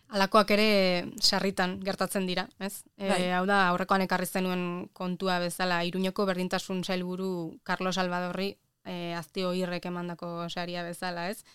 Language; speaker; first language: Basque; native; Basque